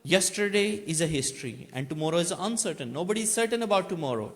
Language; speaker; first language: English; non-native, local second language; Urdu